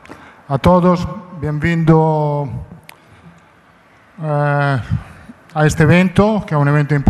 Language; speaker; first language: Portuguese; non-native, fluent; Italian